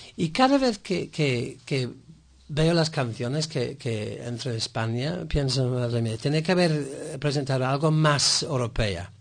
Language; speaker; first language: Spanish; non-native, fluent; English